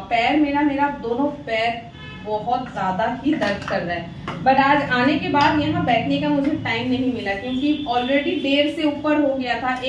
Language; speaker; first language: Hindi; native; Hindi